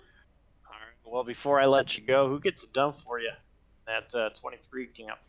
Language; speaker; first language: English; native; English